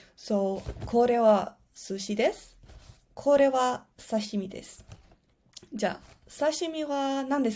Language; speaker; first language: Japanese; non-native, fluent; Spanish